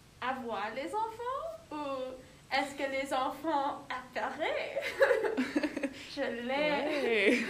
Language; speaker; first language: French; non-native, learner; English